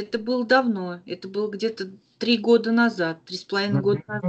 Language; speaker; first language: Russian; native; Russian